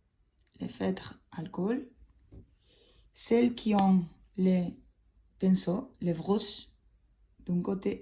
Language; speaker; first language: French; non-native, fluent; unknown